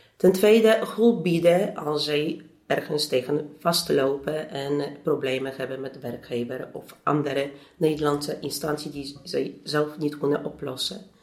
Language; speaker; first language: Dutch; non-native, fluent; Polish